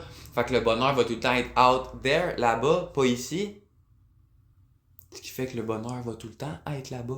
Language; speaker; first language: French; native; French